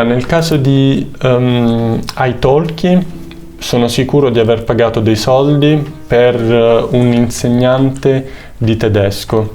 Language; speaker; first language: Italian; native; Italian